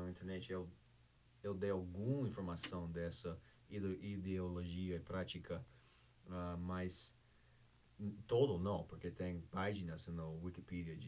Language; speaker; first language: Portuguese; non-native, fluent; English